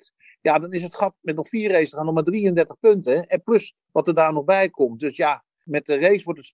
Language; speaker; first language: Dutch; native; Dutch